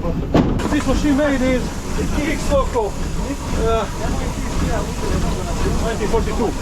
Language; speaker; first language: English; non-native, learner; Bosnian